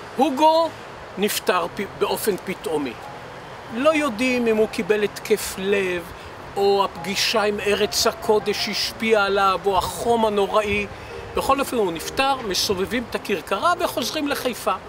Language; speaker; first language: Hebrew; native; Hebrew